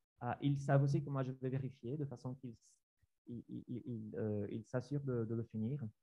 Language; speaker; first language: French; non-native, fluent; Portuguese